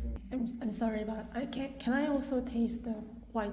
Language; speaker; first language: English; non-native, fluent; Korean